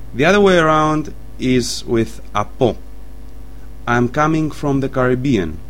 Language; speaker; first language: English; non-native, fluent; Greek